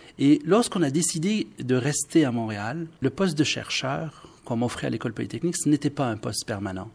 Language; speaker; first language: French; non-native, local second language; Arabic